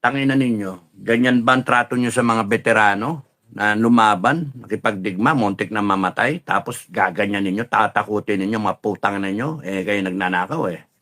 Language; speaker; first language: Filipino; native; Filipino